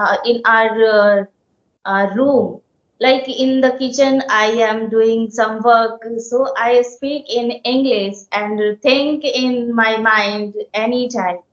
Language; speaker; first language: English; non-native, learner; Hindi